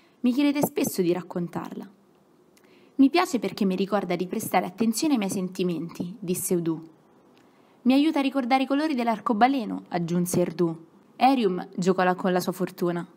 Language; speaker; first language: Italian; native; Italian